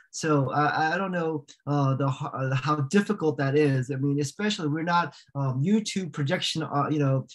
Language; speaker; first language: English; native; English